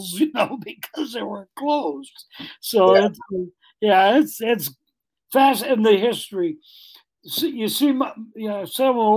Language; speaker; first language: English; native; English